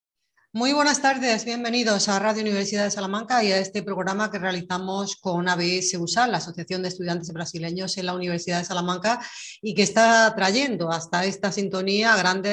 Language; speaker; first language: Spanish; native; Spanish